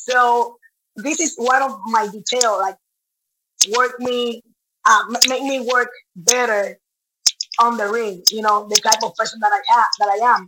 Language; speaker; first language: English; non-native, learner; Spanish